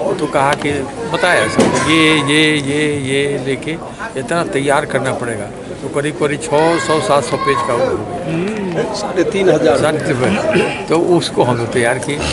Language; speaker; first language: Hindi; non-native, local second language; Maithili